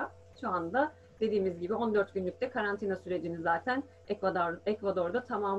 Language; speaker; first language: Turkish; native; Turkish